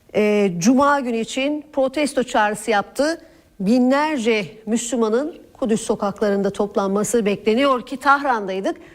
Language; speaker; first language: Turkish; native; Turkish